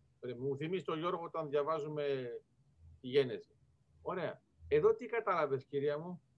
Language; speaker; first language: Greek; early bilingual, heritage; Greek